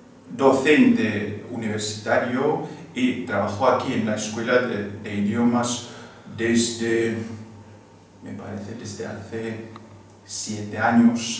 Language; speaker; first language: Spanish; non-native, fluent; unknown